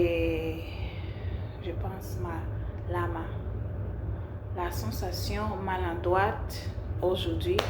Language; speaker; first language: French; non-native, learner; English